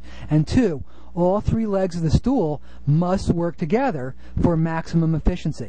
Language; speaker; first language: English; native; English